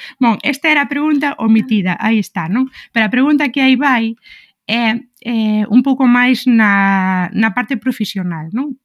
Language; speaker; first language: Galician; native; Galician